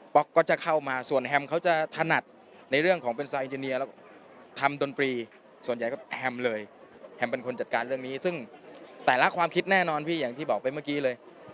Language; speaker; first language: Thai; native; Thai